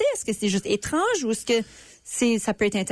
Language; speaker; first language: French; native; French